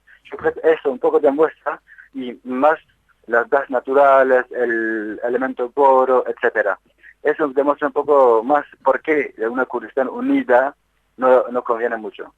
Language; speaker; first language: Spanish; non-native, fluent; Kurdish